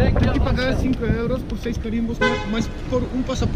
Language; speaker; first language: Portuguese; non-native, learner; German